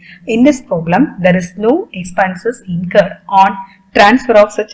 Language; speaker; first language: English; non-native, local second language; Tamil